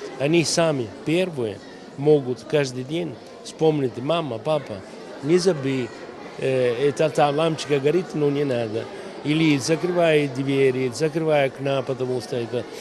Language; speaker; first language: Russian; non-native, learner; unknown